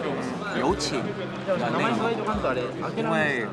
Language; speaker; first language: Chinese; non-native, learner; Japanese